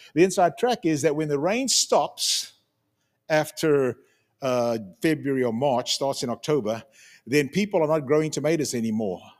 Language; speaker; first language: English; native; English